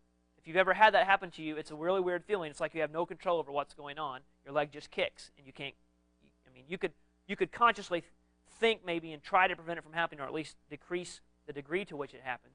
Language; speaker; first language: English; native; English